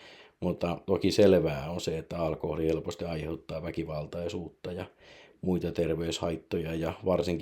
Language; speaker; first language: Finnish; native; Finnish